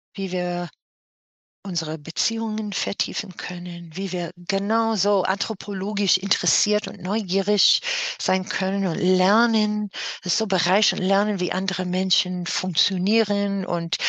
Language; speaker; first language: German; non-native, fluent; English